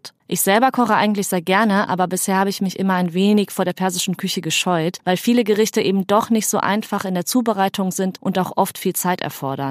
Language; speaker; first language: German; native; German